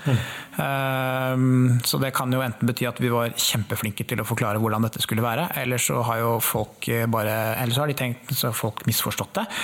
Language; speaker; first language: Norwegian; native; Norwegian